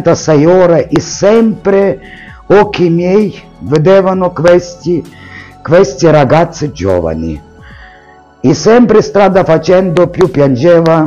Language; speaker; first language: Italian; non-native, learner; Ukrainian